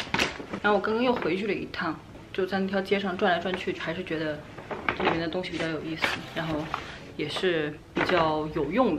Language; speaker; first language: Chinese; native; Chinese